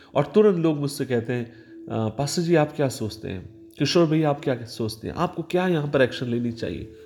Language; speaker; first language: Hindi; non-native, local second language; Marathi